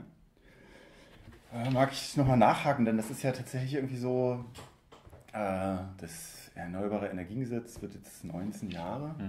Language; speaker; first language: German; native; German